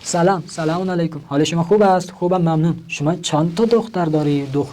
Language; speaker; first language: Persian; non-native, fluent; Urdu